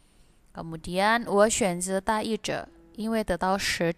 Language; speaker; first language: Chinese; non-native, fluent; Indonesian